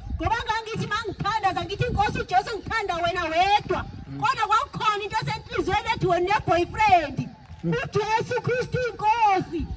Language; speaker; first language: Zulu; non-native, local second language; Xhosa